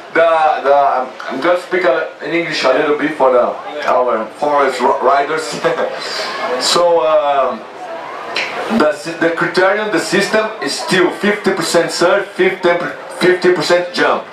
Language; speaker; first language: English; non-native, learner; Portuguese